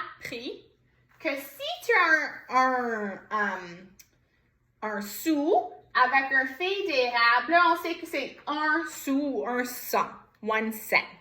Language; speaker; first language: French; non-native, fluent; English